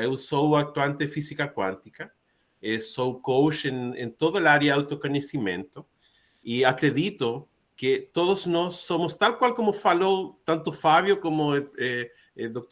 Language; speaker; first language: Portuguese; non-native, learner; Spanish